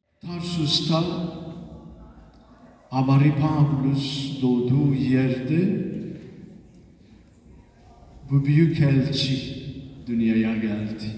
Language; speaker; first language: Turkish; non-native, fluent; Italian